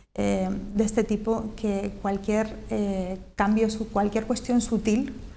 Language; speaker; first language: Spanish; native; Spanish